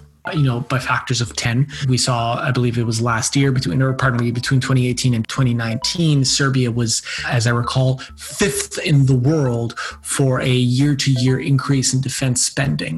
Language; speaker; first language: English; non-native, fluent; Bosnian